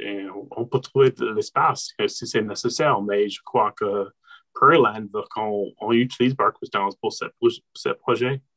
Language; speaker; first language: French; non-native, local second language; English